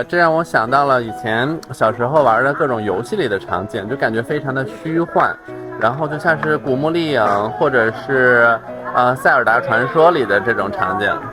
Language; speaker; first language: Chinese; native; Chinese